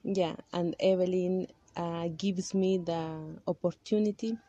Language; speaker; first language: English; non-native, learner; Kaqchikel